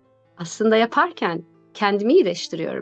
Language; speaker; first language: Turkish; native; Turkish